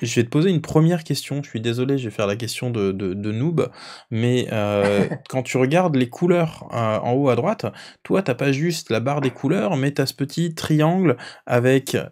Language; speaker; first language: French; native; French